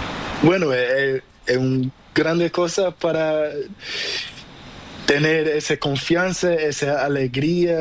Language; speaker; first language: Spanish; non-native, learner; Portuguese